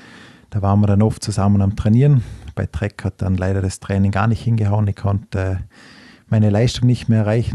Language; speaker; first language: German; native; German